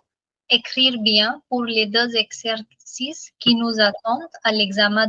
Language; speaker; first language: French; non-native, fluent; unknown